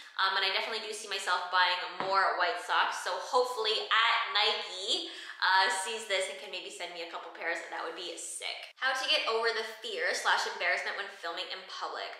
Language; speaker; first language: English; native; English